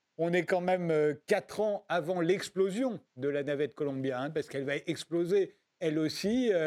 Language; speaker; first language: French; native; French